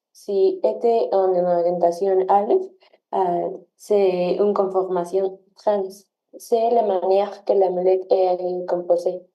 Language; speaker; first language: French; non-native, learner; Spanish